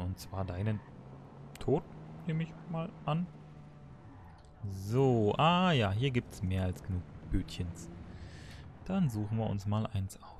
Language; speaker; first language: German; native; German